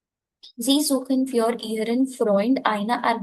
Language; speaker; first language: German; non-native, fluent; Hindi